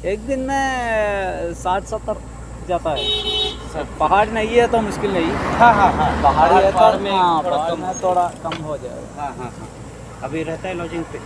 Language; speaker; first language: Hindi; non-native, local second language; Malayalam